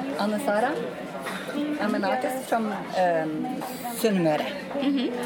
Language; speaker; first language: English; non-native, fluent; Norwegian